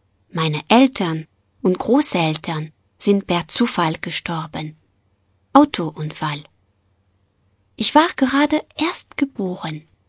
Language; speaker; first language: German; non-native, fluent; French